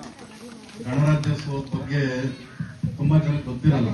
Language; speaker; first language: Kannada; native; Kannada